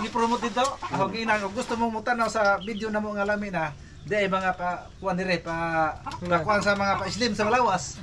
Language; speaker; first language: Filipino; non-native, local second language; Cebuano